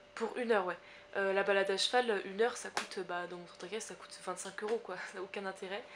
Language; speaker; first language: French; native; French